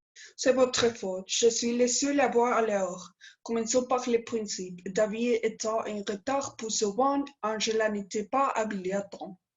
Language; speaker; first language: French; non-native, learner; Spanish